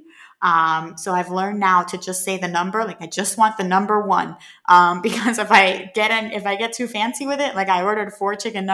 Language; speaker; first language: English; native; English